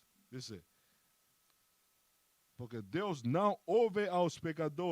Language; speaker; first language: Portuguese; non-native, fluent; Spanish